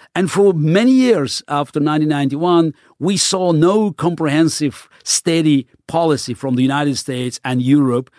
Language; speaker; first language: English; non-native, fluent; Russian